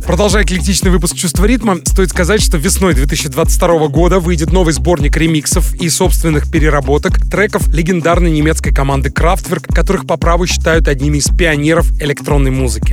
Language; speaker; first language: Russian; native; Russian